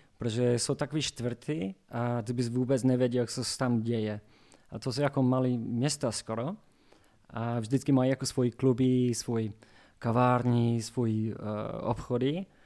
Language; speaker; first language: Czech; non-native, learner; English